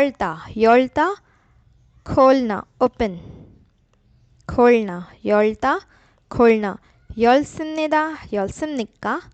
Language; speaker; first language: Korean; non-native, learner; Urdu